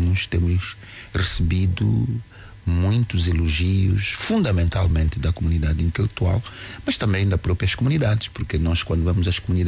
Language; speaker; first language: Portuguese; non-native, local second language; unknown